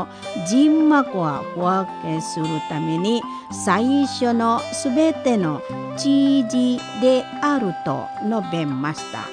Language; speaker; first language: Japanese; non-native, fluent; Indonesian